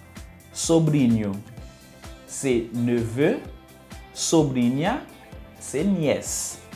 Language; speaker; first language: Portuguese; non-native, learner; Haitian Creole